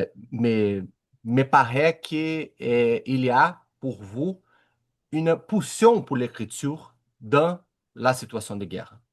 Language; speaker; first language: French; non-native, learner; Portuguese